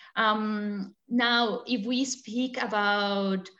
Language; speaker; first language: English; non-native, fluent; Spanish